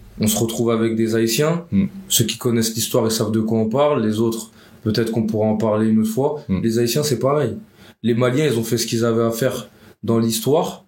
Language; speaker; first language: French; early bilingual, other home language; Wolof